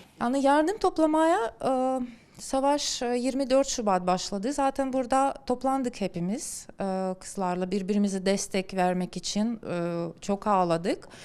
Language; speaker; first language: Turkish; non-native, fluent; Ukrainian